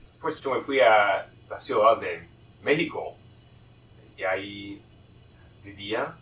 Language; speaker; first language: Spanish; non-native, learner; English